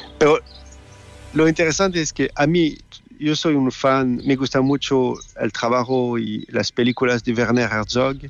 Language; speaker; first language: Spanish; non-native, fluent; French